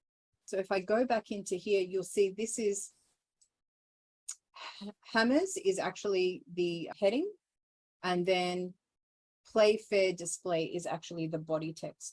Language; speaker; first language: English; native; English